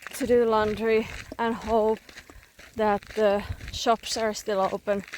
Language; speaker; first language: English; non-native, fluent; Finnish